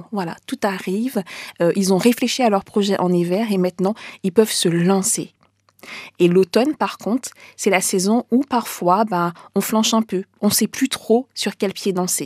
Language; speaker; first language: French; native; French